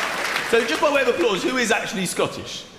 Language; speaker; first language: English; native; English